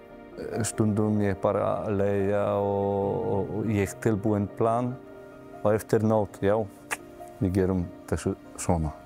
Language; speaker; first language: Icelandic; non-native, learner; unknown